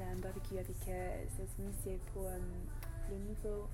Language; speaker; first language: French; non-native, learner; English